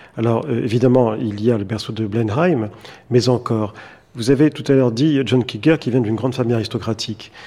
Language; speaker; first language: French; native; French